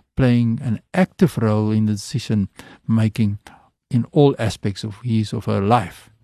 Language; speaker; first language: English; non-native, local second language; Afrikaans